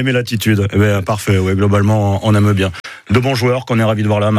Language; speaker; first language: French; native; French